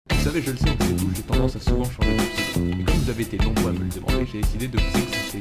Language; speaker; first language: French; native; French